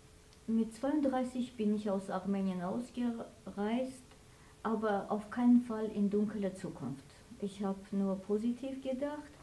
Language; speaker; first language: German; non-native, fluent; Armenian